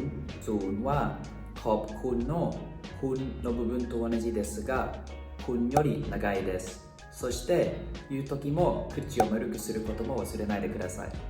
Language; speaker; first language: Japanese; non-native, fluent; Thai